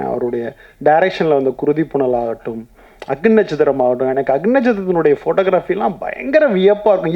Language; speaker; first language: Tamil; native; Tamil